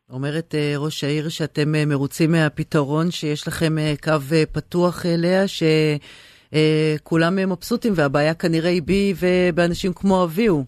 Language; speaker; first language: Hebrew; native; Hebrew